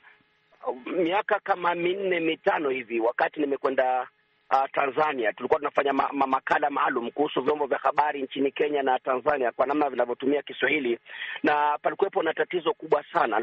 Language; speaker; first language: Swahili; native; Swahili